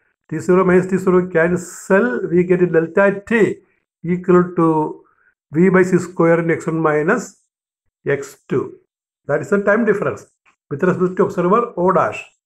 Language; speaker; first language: English; non-native, local second language; Malayalam